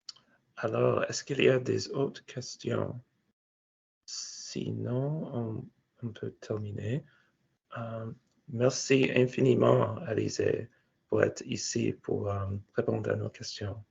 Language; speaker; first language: French; non-native, fluent; English